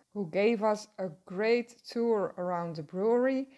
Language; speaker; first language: English; non-native, fluent; Serbian